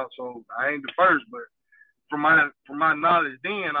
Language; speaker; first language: English; native; English